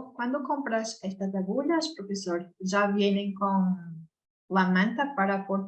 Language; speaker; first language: Spanish; non-native, learner; Portuguese